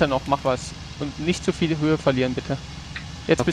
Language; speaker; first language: German; native; German